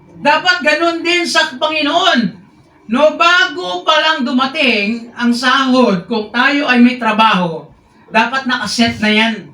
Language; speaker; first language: Filipino; non-native, local second language; Hiligaynon